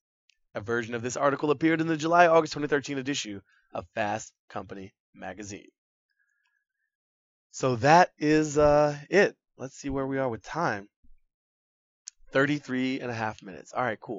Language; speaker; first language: English; native; English